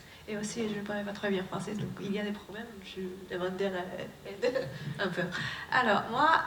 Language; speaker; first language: French; non-native, learner; Japanese